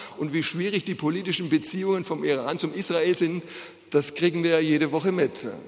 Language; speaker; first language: German; native; German